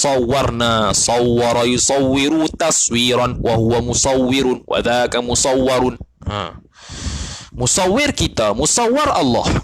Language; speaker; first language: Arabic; non-native, fluent; Malay